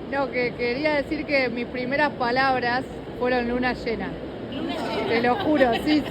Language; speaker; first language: Spanish; native; Spanish